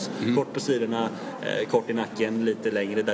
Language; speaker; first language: Swedish; native; Swedish